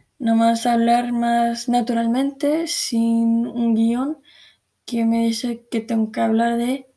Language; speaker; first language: Spanish; early bilingual, heritage; Spanish